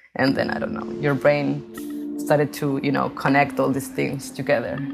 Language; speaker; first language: English; non-native, fluent; Spanish